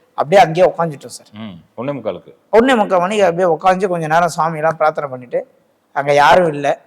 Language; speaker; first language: Tamil; native; Tamil